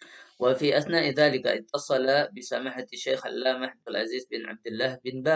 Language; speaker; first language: Arabic; non-native, fluent; Indonesian